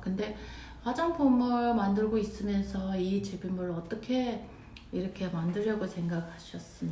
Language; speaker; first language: Korean; non-native, fluent; Mongolian